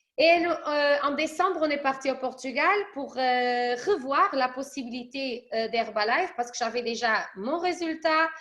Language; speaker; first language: French; early bilingual, other home language; Portuguese